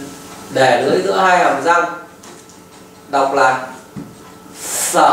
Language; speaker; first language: Vietnamese; native; Vietnamese